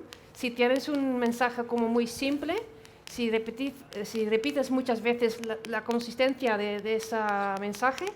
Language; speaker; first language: Spanish; non-native, fluent; Dutch